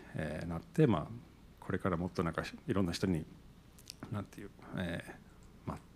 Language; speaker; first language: Japanese; non-native, fluent; English